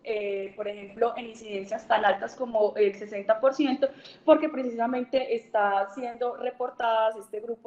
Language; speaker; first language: Spanish; native; Spanish